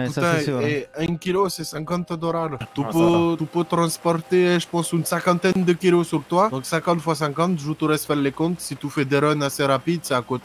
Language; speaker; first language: French; native; French